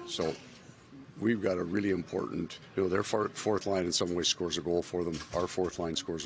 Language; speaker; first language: English; native; English